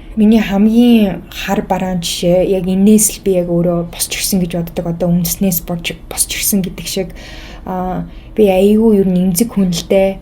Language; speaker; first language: Mongolian; early bilingual, heritage; Mongolian